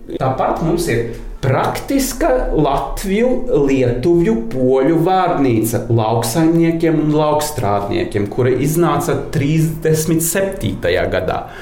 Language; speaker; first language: Latvian; non-native, fluent; Norwegian